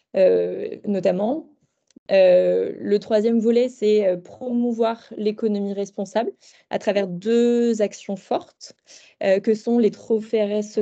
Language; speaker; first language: French; native; French